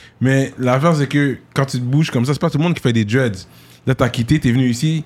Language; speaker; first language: French; native; French